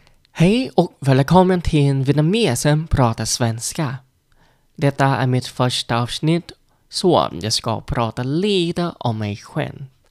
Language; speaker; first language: Swedish; non-native, learner; Vietnamese